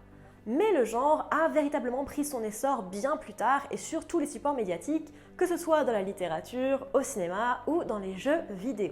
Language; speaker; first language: French; native; French